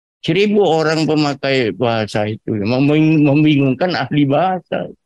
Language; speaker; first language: Indonesian; non-native, local second language; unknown